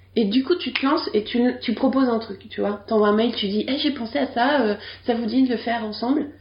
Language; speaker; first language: French; native; French